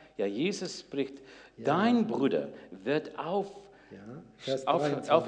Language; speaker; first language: German; non-native, learner; English